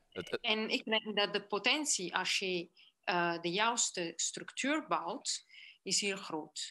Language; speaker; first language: Dutch; non-native, fluent; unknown